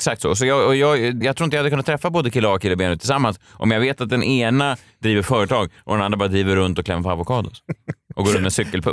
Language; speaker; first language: Swedish; native; Swedish